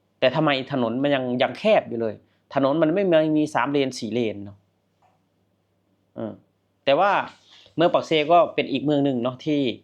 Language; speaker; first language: Thai; non-native, local second language; Northeastern Thai